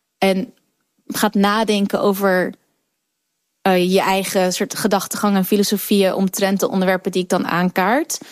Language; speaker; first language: Dutch; early bilingual, other home language; Kurdish